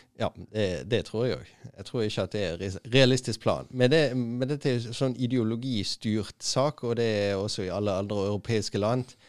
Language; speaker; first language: Norwegian; non-native, fluent; German